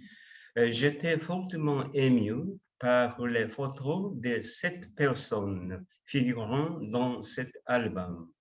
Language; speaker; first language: French; non-native, fluent; Japanese